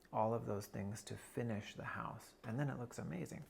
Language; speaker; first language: English; native; English